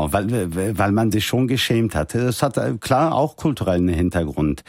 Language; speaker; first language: German; early bilingual, heritage; Turkish